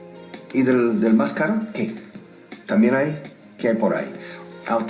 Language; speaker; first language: Spanish; native; Spanish